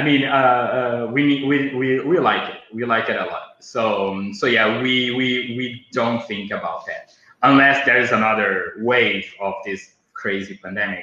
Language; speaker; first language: English; non-native, fluent; Portuguese